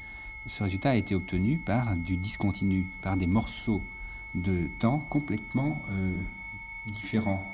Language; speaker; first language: French; native; French